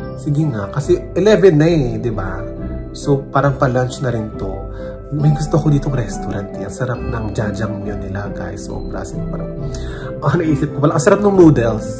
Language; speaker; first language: Filipino; native; Filipino